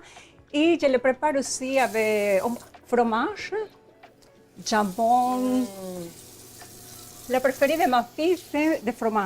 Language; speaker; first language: French; non-native, learner; Spanish